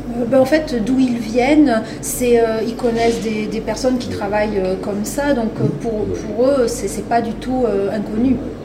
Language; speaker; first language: French; native; French